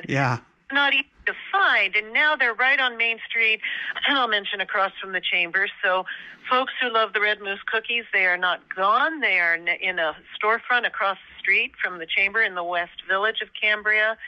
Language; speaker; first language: English; native; English